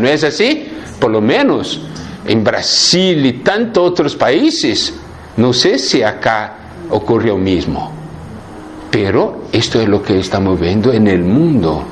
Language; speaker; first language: Spanish; non-native, fluent; Portuguese